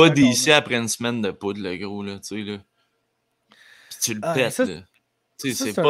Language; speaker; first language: French; native; French